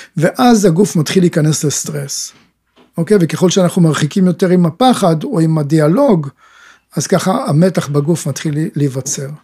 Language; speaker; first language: Hebrew; native; Hebrew